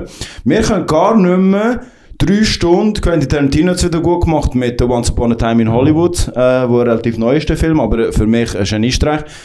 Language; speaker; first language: German; native; German